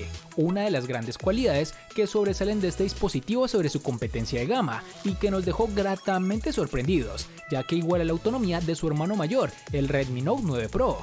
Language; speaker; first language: Spanish; native; Spanish